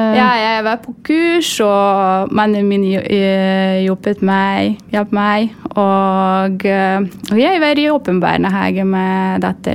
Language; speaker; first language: Norwegian; non-native, fluent; Hungarian